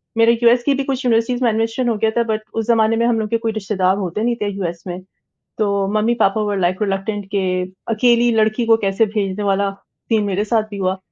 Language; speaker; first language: Hindi; early bilingual, heritage; Urdu